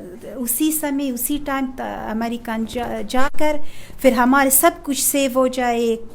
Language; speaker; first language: Hindi; non-native, fluent; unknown